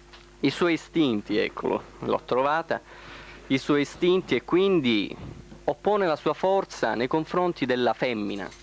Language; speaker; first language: Italian; native; Italian